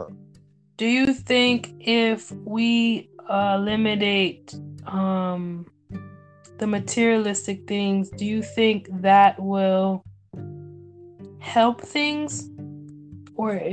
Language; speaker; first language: English; native; English